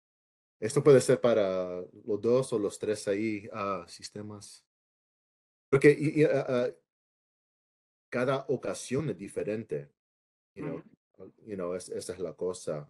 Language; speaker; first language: Spanish; early bilingual, heritage; English